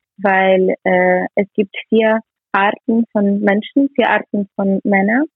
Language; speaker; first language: German; non-native, learner; Ukrainian